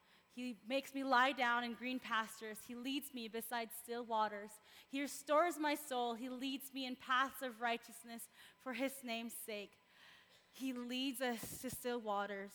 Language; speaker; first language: English; non-native, local second language; Filipino